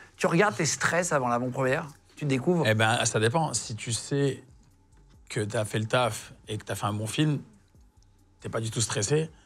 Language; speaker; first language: French; native; French